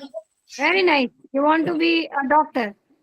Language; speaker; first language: English; non-native, fluent; Hindi